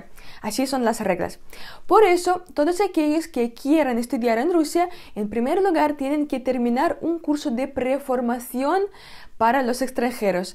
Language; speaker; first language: Spanish; non-native, fluent; Russian